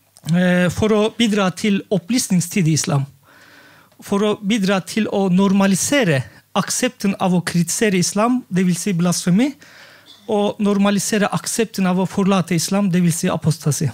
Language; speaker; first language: Norwegian; non-native, fluent; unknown